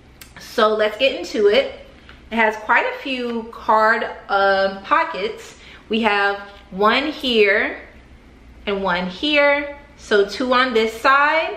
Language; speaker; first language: English; native; English